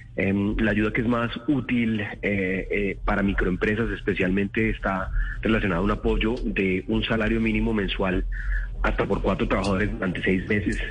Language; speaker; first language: Spanish; native; Spanish